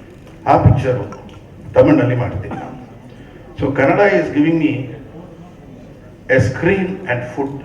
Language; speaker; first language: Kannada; non-native, learner; Tamil